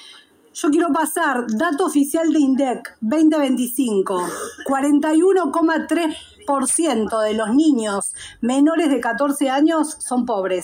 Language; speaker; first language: Spanish; native; Spanish